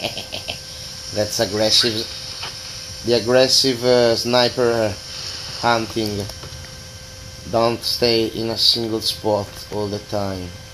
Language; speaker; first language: English; non-native, fluent; Italian